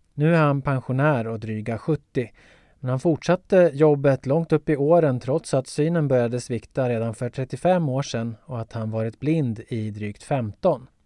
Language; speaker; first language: Swedish; native; Swedish